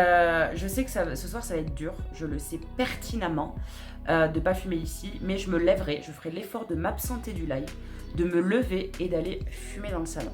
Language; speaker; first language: French; native; French